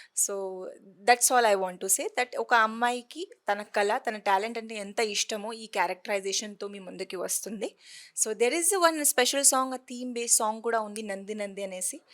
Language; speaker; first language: Telugu; non-native, fluent; Hindi